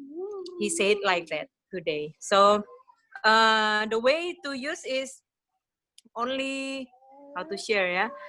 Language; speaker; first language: English; non-native, learner; Indonesian